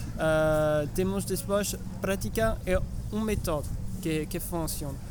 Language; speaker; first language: Portuguese; non-native, learner; French